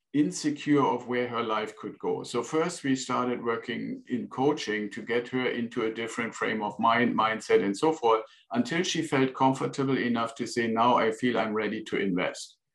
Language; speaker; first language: English; non-native, fluent; German